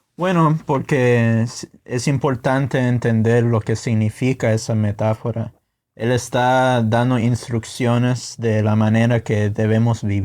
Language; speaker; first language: Spanish; non-native, fluent; English